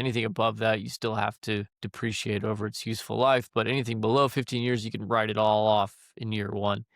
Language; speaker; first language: English; native; English